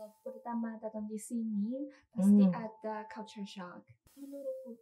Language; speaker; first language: Indonesian; non-native, learner; Chinese